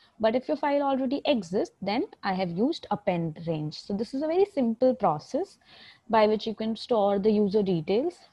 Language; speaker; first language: English; non-native, local second language; Hindi